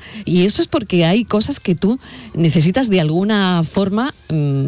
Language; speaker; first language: Spanish; native; Spanish